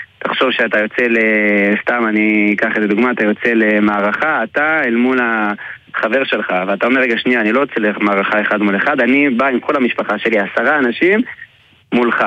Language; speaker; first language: Hebrew; early bilingual, other home language; English